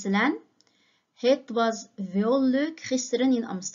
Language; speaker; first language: Dutch; non-native, fluent; Uyghur